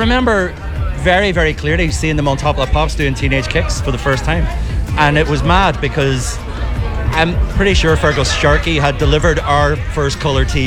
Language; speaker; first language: English; native; English